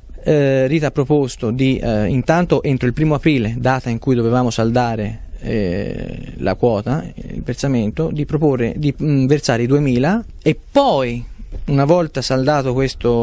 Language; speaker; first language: Italian; native; Italian